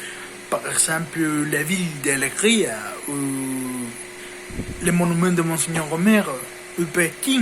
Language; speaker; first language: French; non-native, learner; Spanish